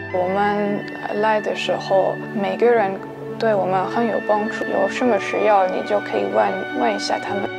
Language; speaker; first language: Chinese; non-native, fluent; French